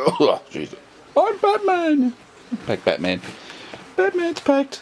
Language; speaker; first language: English; native; English